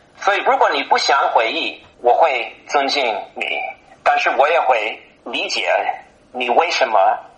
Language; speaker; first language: Chinese; non-native, fluent; English